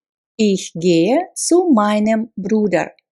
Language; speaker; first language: German; non-native, fluent; Russian